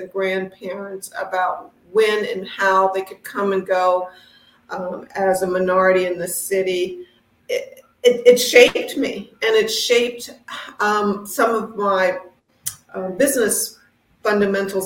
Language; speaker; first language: English; native; English